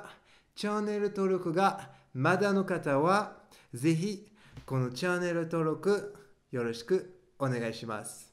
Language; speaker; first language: Japanese; non-native, fluent; French